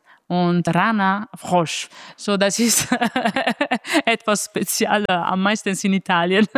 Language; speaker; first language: German; non-native, fluent; Italian